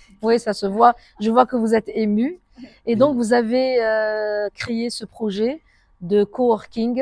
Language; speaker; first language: French; non-native, local second language; Arabic